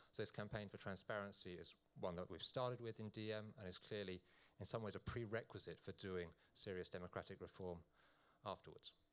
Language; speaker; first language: English; native; English